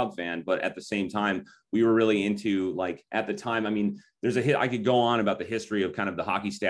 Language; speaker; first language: English; native; English